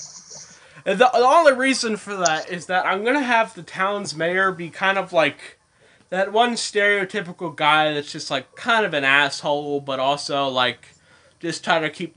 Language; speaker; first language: English; native; English